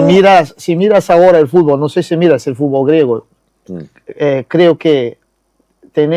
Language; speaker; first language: Spanish; non-native, fluent; Portuguese